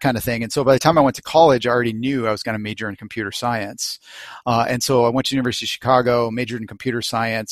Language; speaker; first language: English; native; English